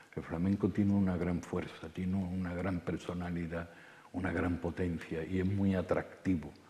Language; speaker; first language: Spanish; native; Spanish